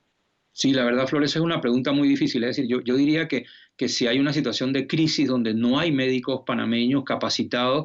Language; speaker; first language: Spanish; native; Spanish